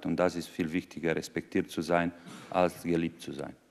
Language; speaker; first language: German; non-native, fluent; Romanian